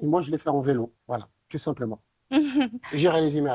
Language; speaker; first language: French; non-native, local second language; Arabic